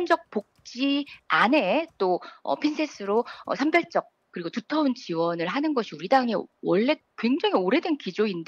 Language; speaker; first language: Korean; native; Korean